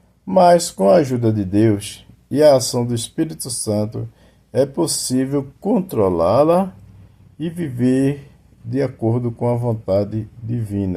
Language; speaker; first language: Portuguese; native; Portuguese